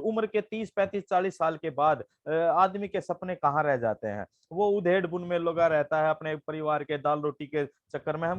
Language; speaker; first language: Hindi; native; Hindi